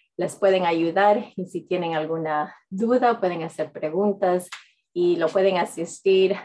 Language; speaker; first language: Spanish; early bilingual, heritage; English